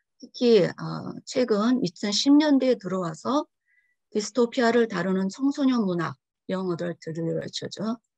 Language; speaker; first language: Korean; early bilingual, heritage; Korean